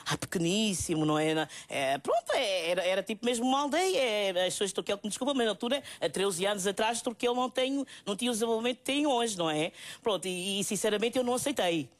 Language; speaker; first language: Portuguese; native; Portuguese